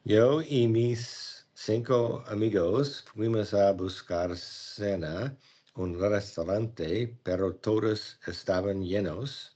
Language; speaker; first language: Spanish; non-native, learner; English